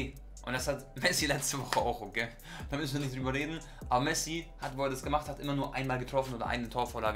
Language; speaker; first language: German; native; German